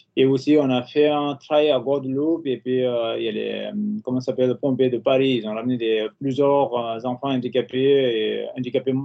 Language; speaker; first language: French; non-native, fluent; Nepali